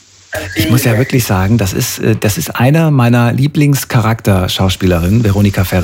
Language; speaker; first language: German; native; German